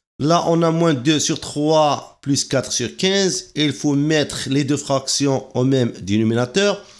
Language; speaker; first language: French; non-native, local second language; Arabic